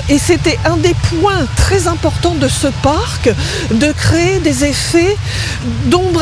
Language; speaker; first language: French; native; French